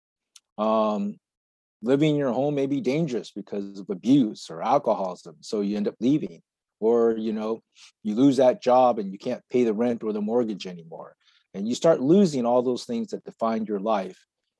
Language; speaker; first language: English; native; English